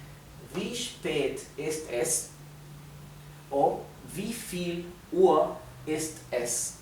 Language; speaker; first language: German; non-native, fluent; Spanish